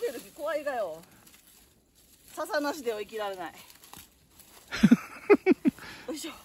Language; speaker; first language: Japanese; native; Japanese